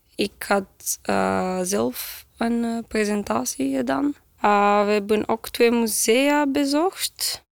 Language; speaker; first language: Dutch; non-native, learner; Romanian